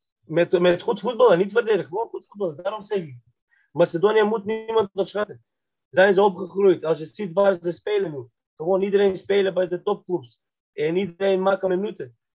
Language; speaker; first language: Dutch; non-native, fluent; Macedonian